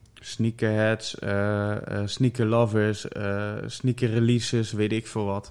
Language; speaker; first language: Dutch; native; Dutch